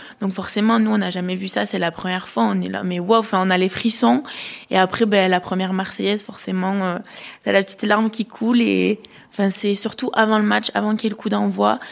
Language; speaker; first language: French; native; French